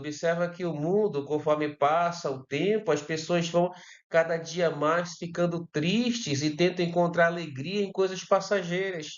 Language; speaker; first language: Portuguese; native; Portuguese